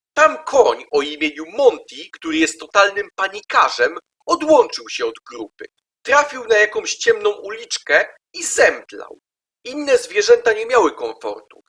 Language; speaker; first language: Polish; native; Polish